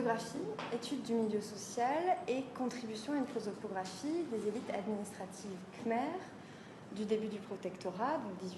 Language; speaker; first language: French; native; French